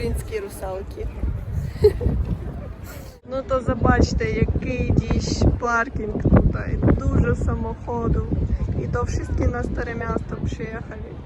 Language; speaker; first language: Polish; non-native, learner; Russian